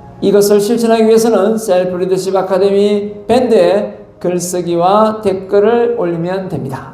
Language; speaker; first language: Korean; native; Korean